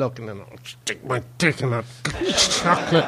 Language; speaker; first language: English; native; English